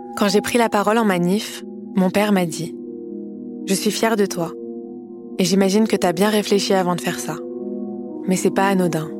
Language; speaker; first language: French; early bilingual, other home language; Persian